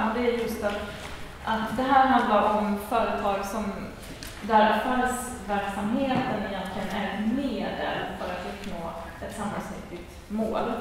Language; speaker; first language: Swedish; native; Swedish